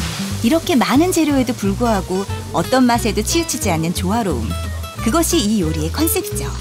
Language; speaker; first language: Korean; native; Korean